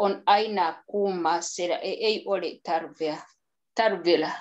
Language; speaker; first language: Finnish; non-native, learner; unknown